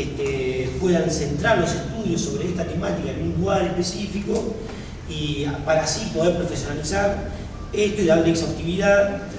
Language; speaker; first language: Spanish; native; Spanish